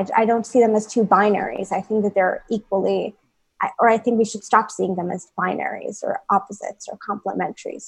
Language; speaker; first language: English; non-native, local second language; Hindi